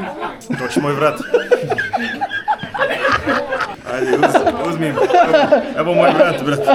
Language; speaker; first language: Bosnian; non-native, learner; English